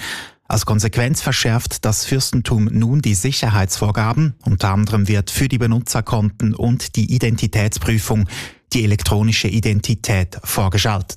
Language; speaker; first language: German; native; German